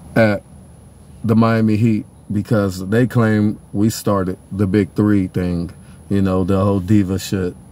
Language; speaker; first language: English; native; English